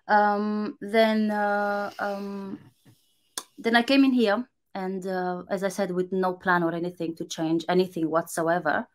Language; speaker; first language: English; non-native, fluent; Romanian